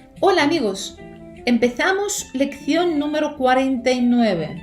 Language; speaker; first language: Spanish; non-native, fluent; Ukrainian